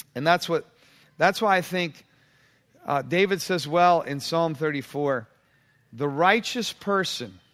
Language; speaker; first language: English; native; English